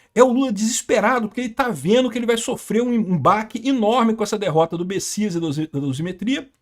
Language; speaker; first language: Portuguese; native; Portuguese